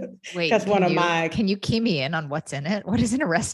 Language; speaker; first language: English; native; English